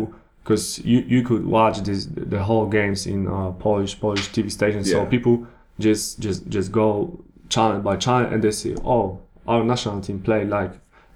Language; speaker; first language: English; non-native, learner; Polish